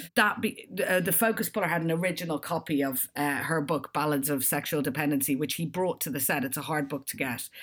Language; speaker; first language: English; native; English